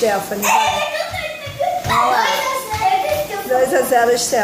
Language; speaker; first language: Portuguese; native; Portuguese